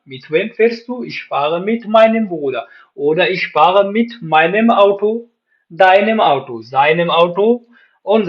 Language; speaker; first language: German; non-native, fluent; Pashto